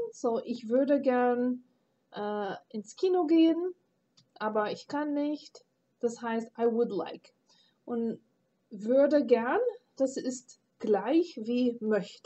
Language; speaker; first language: German; non-native, fluent; English